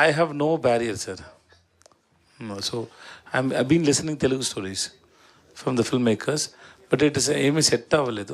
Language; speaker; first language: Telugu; non-native, learner; Tamil